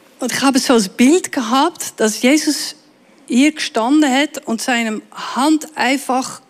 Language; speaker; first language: German; non-native, fluent; Dutch